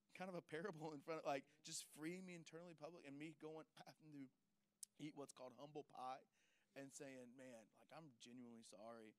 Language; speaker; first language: English; native; English